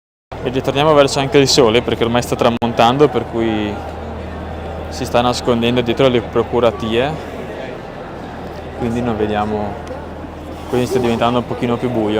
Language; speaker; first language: Italian; native; Italian